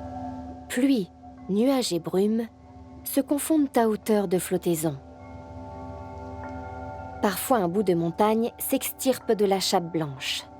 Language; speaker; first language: French; native; French